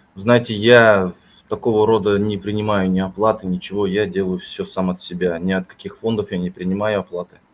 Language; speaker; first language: Russian; native; Russian